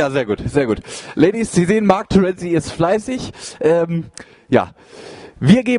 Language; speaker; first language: German; native; German